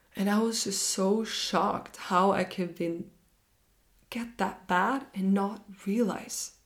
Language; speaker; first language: English; non-native, fluent; Norwegian